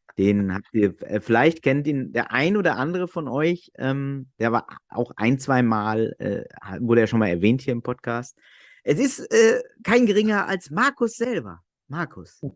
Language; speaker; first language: German; native; German